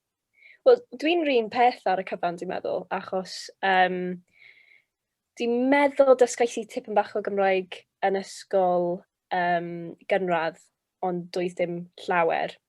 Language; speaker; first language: Welsh; non-native, local second language; English